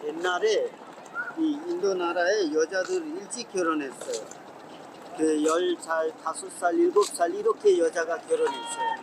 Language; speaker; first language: Korean; non-native, fluent; Hindi